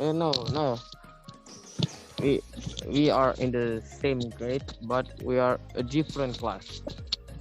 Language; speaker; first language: English; non-native, learner; Indonesian